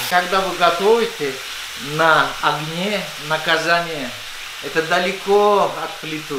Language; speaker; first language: Russian; non-native, fluent; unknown